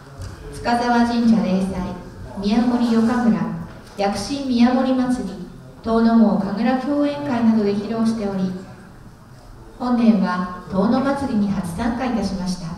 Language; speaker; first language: Japanese; native; Japanese